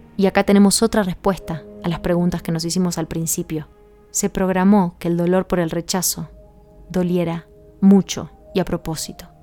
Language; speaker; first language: Spanish; native; Spanish